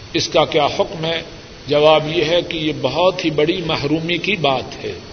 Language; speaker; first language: Urdu; non-native, local second language; Punjabi